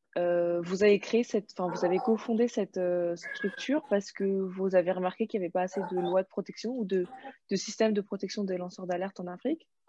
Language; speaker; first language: French; native; French